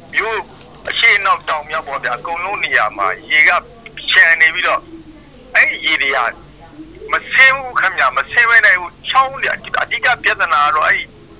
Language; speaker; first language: Burmese; native; Burmese